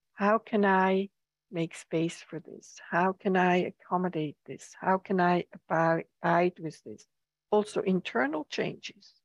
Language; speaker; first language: English; non-native, fluent; German